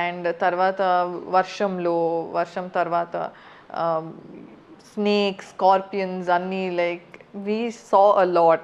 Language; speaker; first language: Telugu; non-native, fluent; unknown